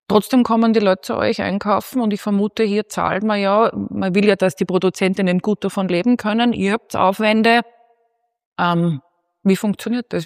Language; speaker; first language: German; native; German